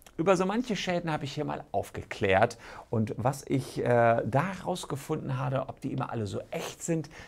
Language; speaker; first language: German; native; German